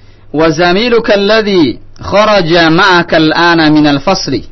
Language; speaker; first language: Arabic; non-native, fluent; Indonesian